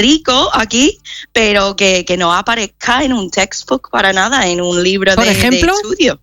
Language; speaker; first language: Spanish; non-native, fluent; English